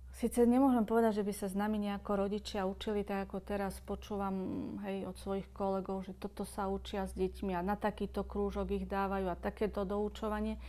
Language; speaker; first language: Slovak; native; Slovak